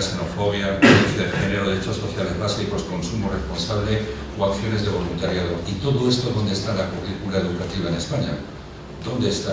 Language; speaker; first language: Spanish; native; Spanish